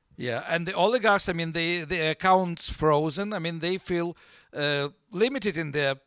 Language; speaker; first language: English; non-native, fluent; Russian